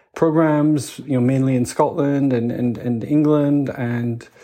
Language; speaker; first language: English; native; English